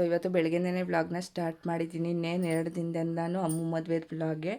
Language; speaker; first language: Kannada; native; Kannada